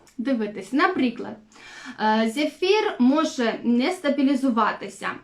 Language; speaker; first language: Ukrainian; non-native, local second language; Russian